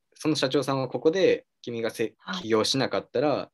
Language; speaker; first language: Japanese; native; Japanese